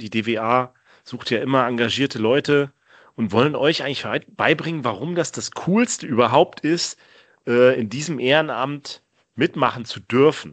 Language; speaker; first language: German; native; German